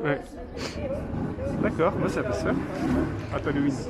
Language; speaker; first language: French; native; French